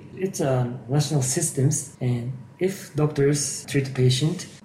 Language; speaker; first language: English; non-native, fluent; Japanese